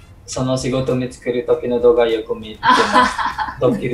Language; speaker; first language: Japanese; non-native, learner; Indonesian